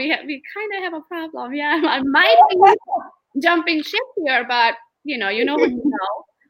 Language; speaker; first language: English; non-native, fluent; Romanian